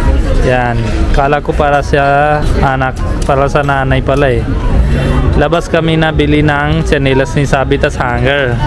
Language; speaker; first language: Filipino; non-native, learner; Hindi